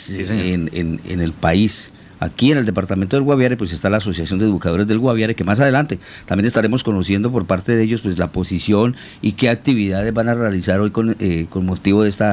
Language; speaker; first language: Spanish; native; Spanish